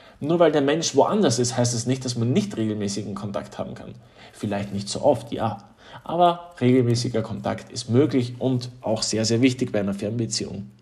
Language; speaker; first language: German; early bilingual, other home language; Polish